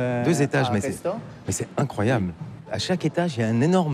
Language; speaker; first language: French; native; French